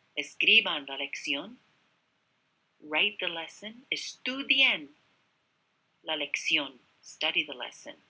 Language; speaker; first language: Spanish; non-native, fluent; English